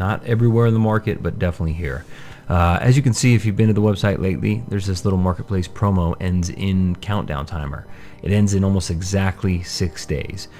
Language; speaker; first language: English; native; English